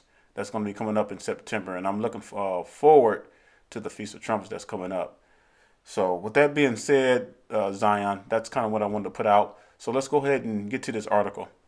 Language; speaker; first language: English; native; English